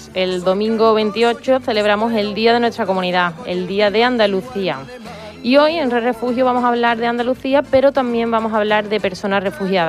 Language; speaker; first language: Spanish; native; Spanish